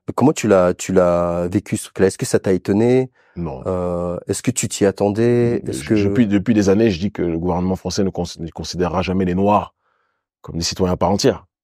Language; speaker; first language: French; native; French